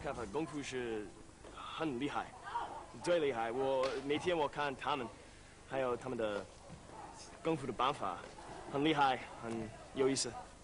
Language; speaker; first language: Chinese; non-native, learner; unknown